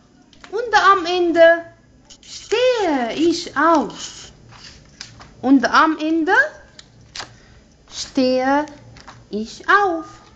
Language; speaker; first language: German; non-native, fluent; Arabic